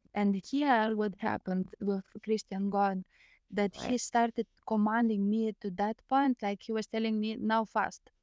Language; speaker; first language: English; non-native, fluent; Lithuanian